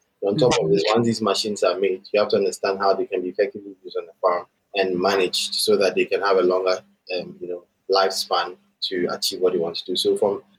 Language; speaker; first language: English; non-native, local second language; Akan